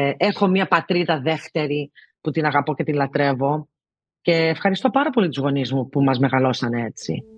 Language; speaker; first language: Greek; early bilingual, heritage; Greek